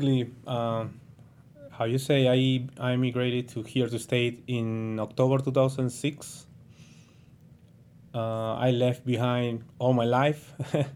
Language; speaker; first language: English; non-native, learner; Spanish